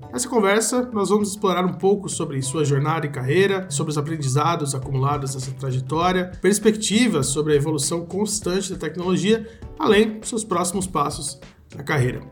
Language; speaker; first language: Portuguese; native; Portuguese